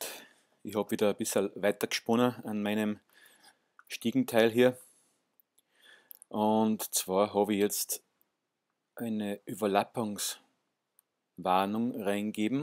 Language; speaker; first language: German; native; German